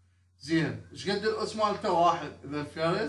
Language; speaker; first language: Arabic; native; Arabic